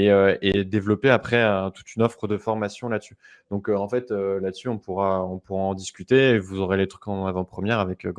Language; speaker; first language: French; native; French